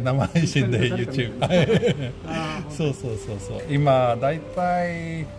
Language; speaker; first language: Japanese; non-native, fluent; Swedish